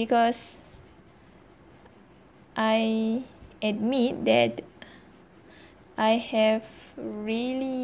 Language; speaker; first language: English; non-native, learner; Malay